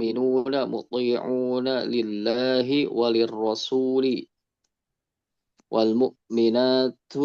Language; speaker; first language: Arabic; non-native, learner; Indonesian